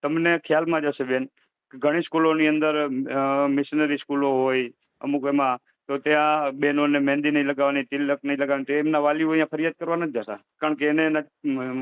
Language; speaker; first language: Gujarati; native; Gujarati